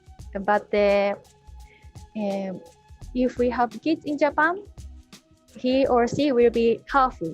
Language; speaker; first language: English; non-native, fluent; Japanese